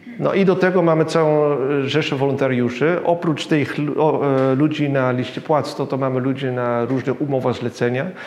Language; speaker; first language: Polish; non-native, fluent; Dutch